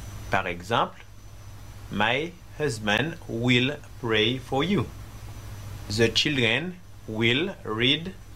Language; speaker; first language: English; non-native, fluent; French